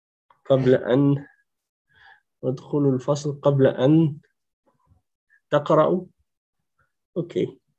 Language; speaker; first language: Arabic; non-native, fluent; French